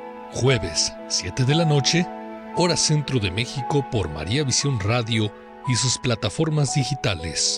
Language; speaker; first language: Spanish; native; Spanish